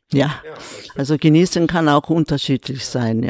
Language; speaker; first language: German; non-native, fluent; Korean